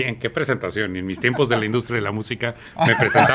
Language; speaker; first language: Spanish; native; Spanish